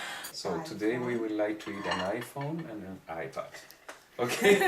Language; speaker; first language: English; non-native, fluent; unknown